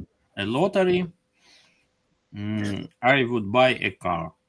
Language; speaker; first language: English; non-native, learner; Ukrainian